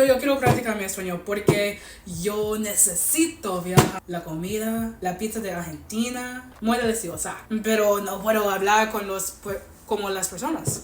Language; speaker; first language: Spanish; non-native, learner; English